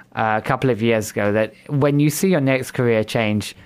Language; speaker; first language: English; native; English